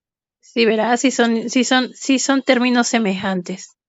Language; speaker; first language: Spanish; native; Spanish